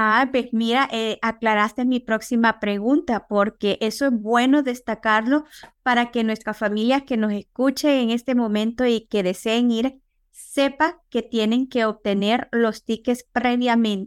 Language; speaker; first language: Spanish; native; Spanish